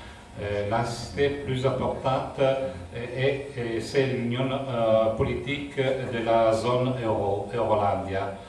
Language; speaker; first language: French; non-native, fluent; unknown